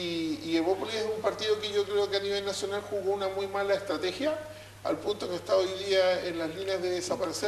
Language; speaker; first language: Spanish; native; Spanish